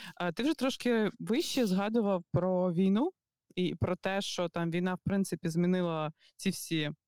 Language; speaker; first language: Ukrainian; native; Ukrainian